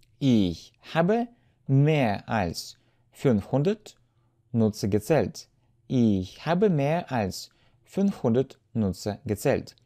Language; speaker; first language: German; non-native, fluent; Russian